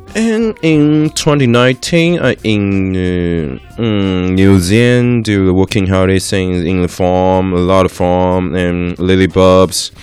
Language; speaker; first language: English; non-native, learner; Chinese